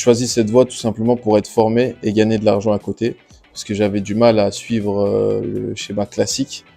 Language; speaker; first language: French; native; French